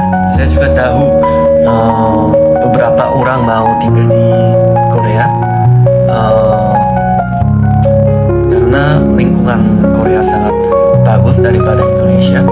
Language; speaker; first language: Indonesian; non-native, learner; Korean